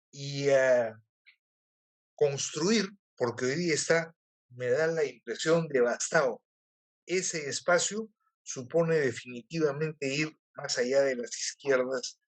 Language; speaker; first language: Spanish; native; Spanish